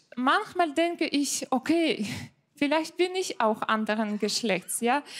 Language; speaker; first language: German; non-native, fluent; Ukrainian